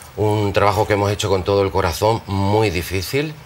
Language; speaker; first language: Spanish; native; Spanish